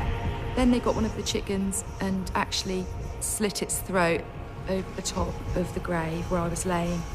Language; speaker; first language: English; native; English